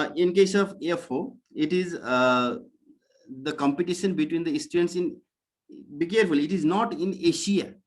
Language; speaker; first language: English; non-native, local second language; Nepali